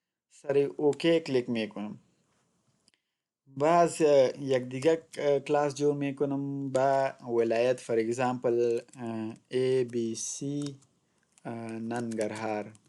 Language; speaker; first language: Persian; non-native, local second language; Pashto